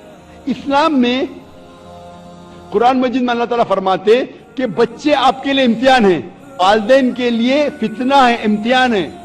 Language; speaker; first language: Hindi; non-native, local second language; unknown